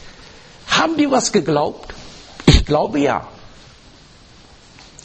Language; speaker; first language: German; non-native, learner; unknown